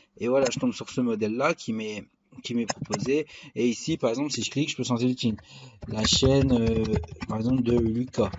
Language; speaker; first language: French; native; French